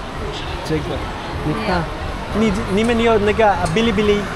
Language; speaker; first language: Chinese; non-native, learner; Bangla